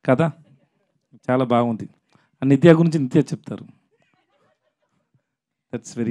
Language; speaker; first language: Telugu; non-native, learner; Tamil